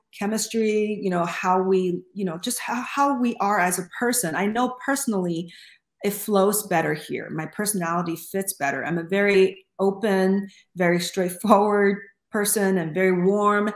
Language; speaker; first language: English; non-native, fluent; Chinese